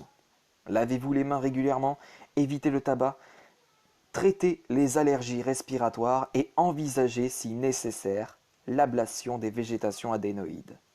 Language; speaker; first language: French; native; French